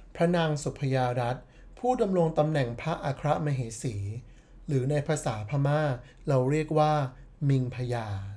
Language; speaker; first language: Thai; native; Thai